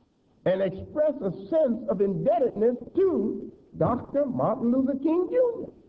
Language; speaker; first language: English; native; English